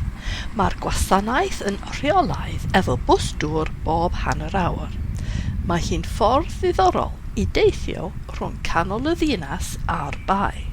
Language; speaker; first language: Welsh; non-native, fluent; English